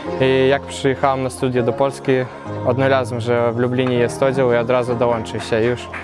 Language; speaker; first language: Polish; early bilingual, heritage; Polish